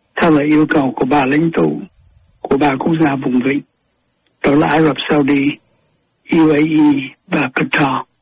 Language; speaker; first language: Vietnamese; native; Vietnamese